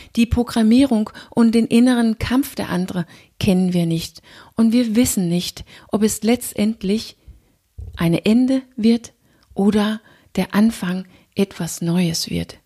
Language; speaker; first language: German; non-native, fluent; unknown